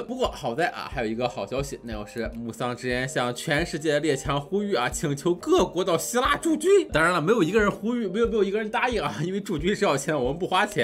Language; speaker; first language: Chinese; native; Chinese